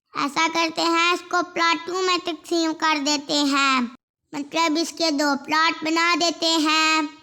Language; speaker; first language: Urdu; non-native, local second language; Punjabi